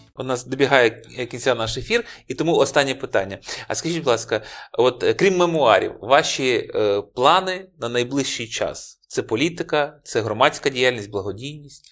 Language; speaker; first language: Ukrainian; native; Ukrainian